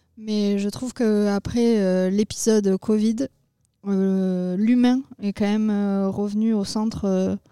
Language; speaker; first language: French; native; French